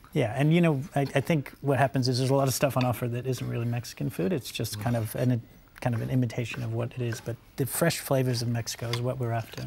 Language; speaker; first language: English; native; English